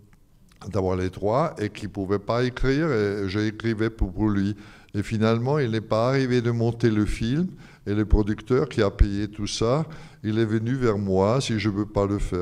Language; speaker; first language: French; non-native, fluent; German